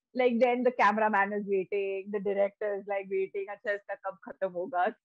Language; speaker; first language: English; non-native, local second language; Bangla